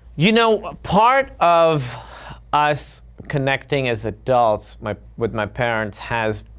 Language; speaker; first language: English; non-native, local second language; Urdu